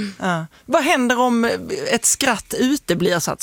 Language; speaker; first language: Swedish; native; Swedish